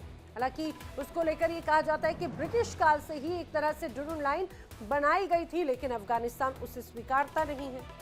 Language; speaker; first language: Hindi; native; Hindi